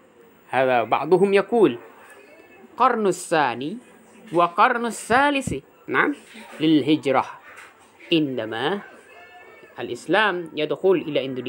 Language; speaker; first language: Arabic; non-native, fluent; Indonesian